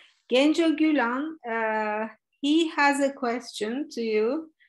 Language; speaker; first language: English; non-native, fluent; Turkish